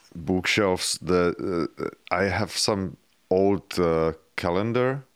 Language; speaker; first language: English; non-native, fluent; Czech